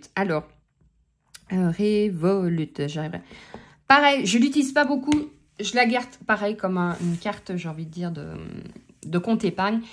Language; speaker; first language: French; native; French